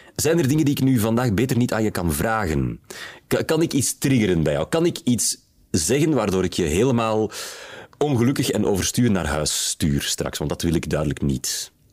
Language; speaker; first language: Dutch; native; Dutch